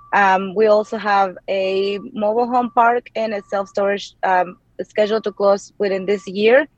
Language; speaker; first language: English; non-native, fluent; Spanish